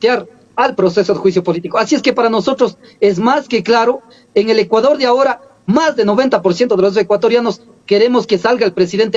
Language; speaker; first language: Spanish; native; Spanish